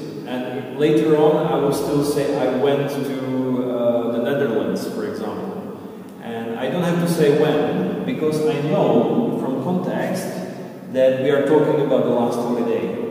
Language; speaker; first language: English; non-native, fluent; Czech